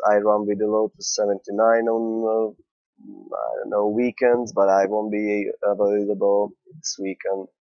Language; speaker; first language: English; non-native, fluent; Hungarian